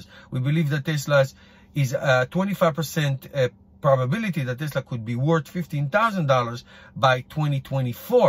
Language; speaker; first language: English; non-native, fluent; Hebrew